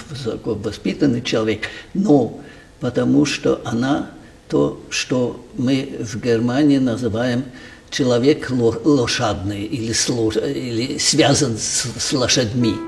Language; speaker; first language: Russian; non-native, fluent; German